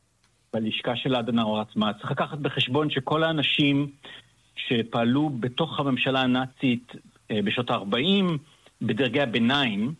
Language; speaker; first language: Hebrew; native; Hebrew